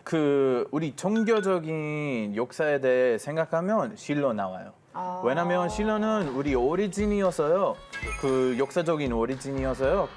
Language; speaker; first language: Korean; non-native, fluent; Hebrew